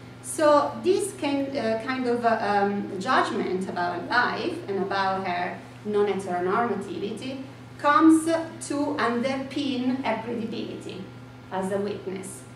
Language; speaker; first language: English; non-native, fluent; Italian